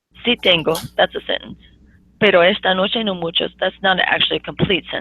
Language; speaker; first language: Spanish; non-native, fluent; English